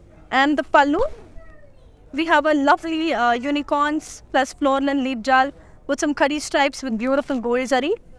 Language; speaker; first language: English; non-native, local second language; Telugu